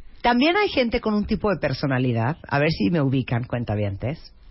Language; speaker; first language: Spanish; native; Spanish